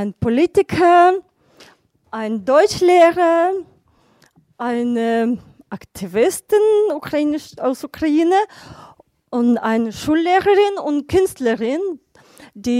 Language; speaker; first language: German; non-native, fluent; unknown